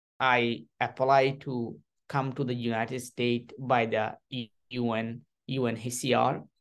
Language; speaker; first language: English; non-native, learner; Rohingya